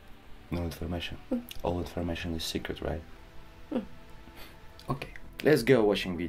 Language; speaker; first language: English; non-native, learner; Russian